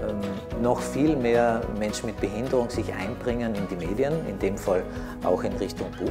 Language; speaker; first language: German; native; German